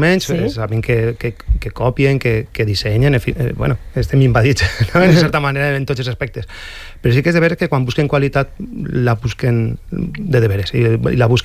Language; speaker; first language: Catalan; native; Catalan